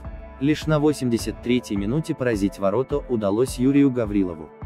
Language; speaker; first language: Russian; native; Russian